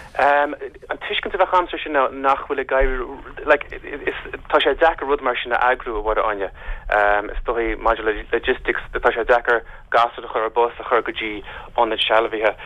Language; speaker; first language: Irish; native; Irish